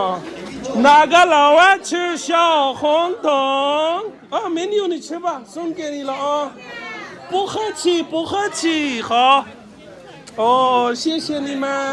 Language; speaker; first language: Chinese; non-native, learner; Urdu